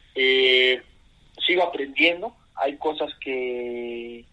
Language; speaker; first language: Spanish; native; Spanish